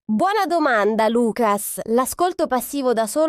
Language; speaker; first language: Italian; non-native, fluent; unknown